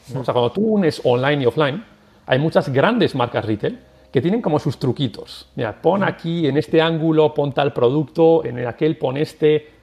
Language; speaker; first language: Spanish; native; Spanish